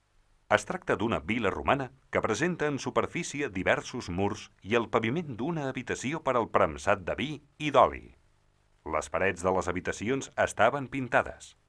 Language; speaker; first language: Catalan; native; Catalan